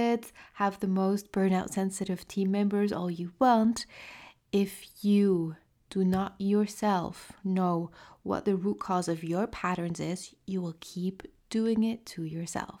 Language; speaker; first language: English; non-native, fluent; French